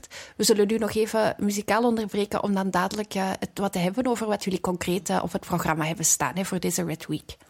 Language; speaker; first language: Dutch; native; Dutch